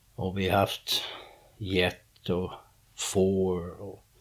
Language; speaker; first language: Swedish; early bilingual, other home language; English